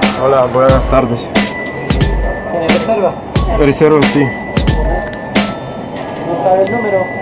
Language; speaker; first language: Spanish; non-native, learner; Russian